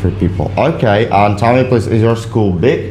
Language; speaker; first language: English; non-native, fluent; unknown